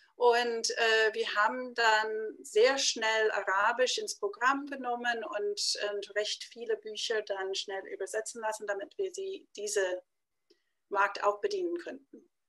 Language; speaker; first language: German; non-native, fluent; English